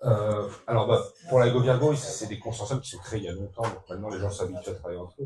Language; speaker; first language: French; native; French